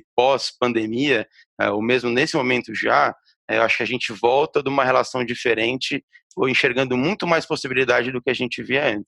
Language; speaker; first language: Portuguese; native; Portuguese